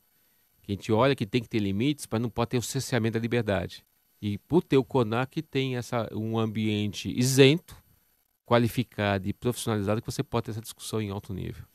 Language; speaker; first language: Portuguese; native; Portuguese